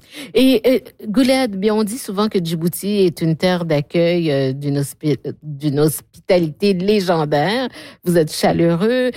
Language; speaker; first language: French; native; French